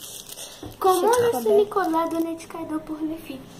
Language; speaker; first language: French; early bilingual, other home language; Portuguese